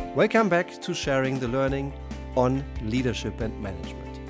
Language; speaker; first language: English; non-native, fluent; German